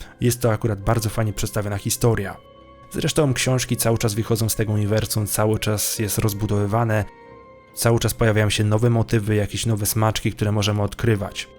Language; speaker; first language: Polish; native; Polish